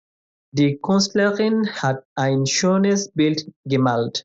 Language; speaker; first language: German; non-native, fluent; Bangla